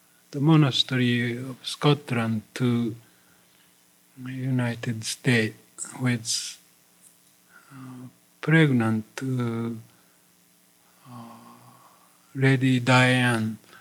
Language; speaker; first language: English; non-native, fluent; Japanese